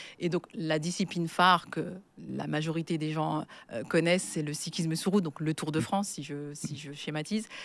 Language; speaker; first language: French; native; French